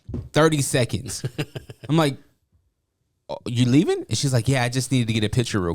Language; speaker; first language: English; native; English